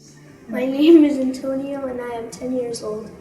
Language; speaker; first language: English; early bilingual, other home language; Arabic